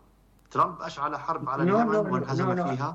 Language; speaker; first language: Arabic; native; Arabic